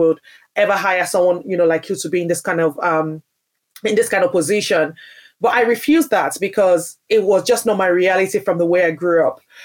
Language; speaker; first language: English; non-native, local second language; Yoruba